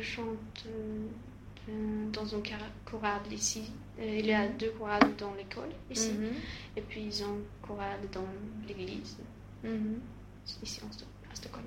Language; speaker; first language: French; non-native, learner; Russian